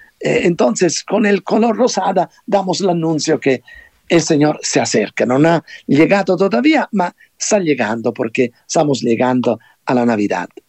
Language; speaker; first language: Spanish; non-native, fluent; Italian